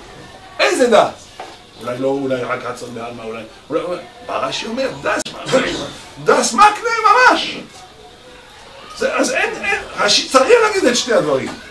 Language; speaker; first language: Hebrew; non-native, fluent; French